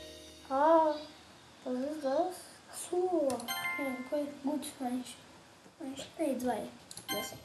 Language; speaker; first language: German; non-native, learner; Portuguese